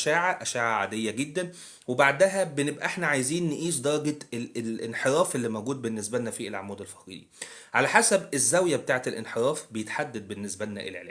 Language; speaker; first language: Arabic; native; Arabic